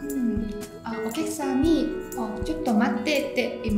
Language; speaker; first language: Japanese; non-native, fluent; Vietnamese